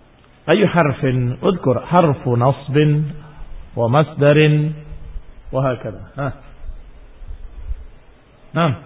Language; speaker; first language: Arabic; non-native, fluent; Indonesian